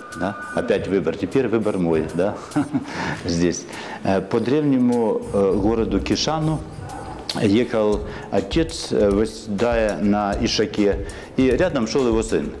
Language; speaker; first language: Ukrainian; non-native, local second language; Russian